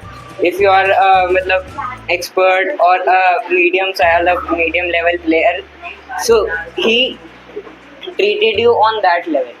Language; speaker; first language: English; non-native, learner; Hindi